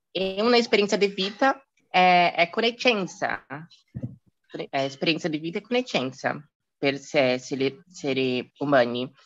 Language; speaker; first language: Italian; non-native, learner; Portuguese